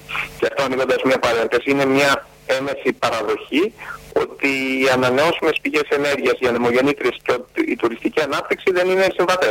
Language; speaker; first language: Greek; native; Greek